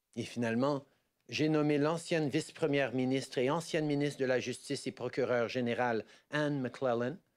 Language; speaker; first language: French; native; French